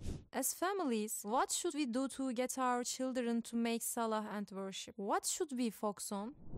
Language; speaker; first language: English; non-native, learner; Turkish